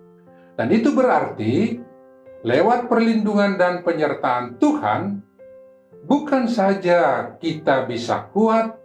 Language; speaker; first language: Malay; native; Malay